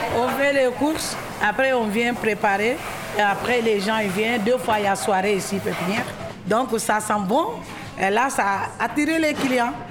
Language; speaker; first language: French; non-native, local second language; Wolof